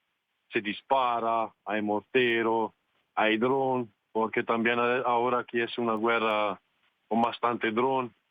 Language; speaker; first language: Spanish; non-native, fluent; Italian